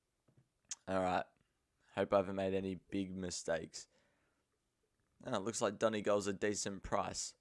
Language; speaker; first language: English; native; English